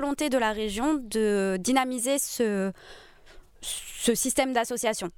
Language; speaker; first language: French; native; French